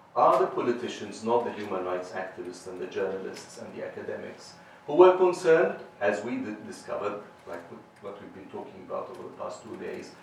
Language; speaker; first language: English; non-native, fluent; Arabic